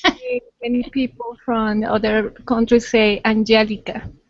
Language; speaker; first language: English; non-native, learner; Spanish